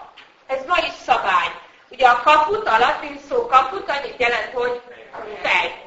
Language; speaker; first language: Hungarian; native; Hungarian